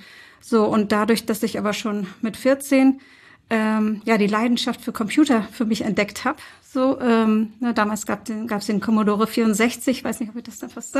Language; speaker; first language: German; early bilingual, other home language; Turkish